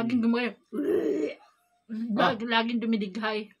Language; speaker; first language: Filipino; non-native, local second language; Cebuano